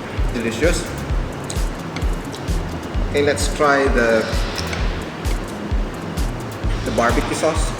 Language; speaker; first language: English; non-native, local second language; Filipino